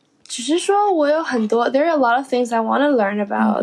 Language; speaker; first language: English; non-native, fluent; Chinese